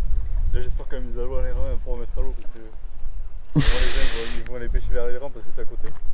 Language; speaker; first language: French; native; French